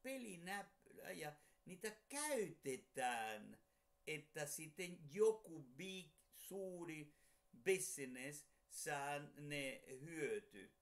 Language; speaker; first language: Finnish; non-native, fluent; Spanish